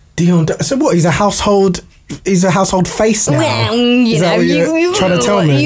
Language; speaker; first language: English; native; English